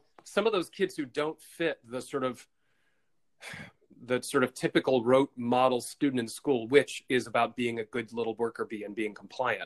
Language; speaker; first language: English; native; English